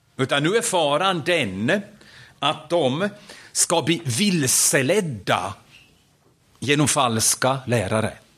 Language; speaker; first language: Swedish; non-native, fluent; German